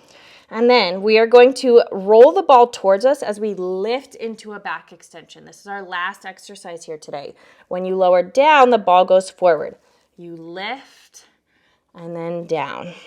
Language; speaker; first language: English; native; English